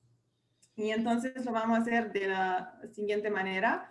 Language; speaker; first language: Spanish; non-native, fluent; English